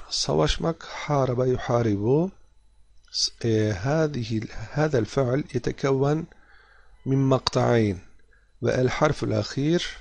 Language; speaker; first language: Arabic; non-native, fluent; Turkish